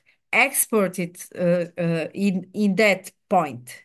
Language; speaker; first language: English; non-native, fluent; Serbian